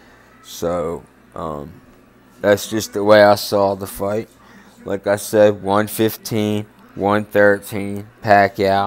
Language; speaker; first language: English; native; English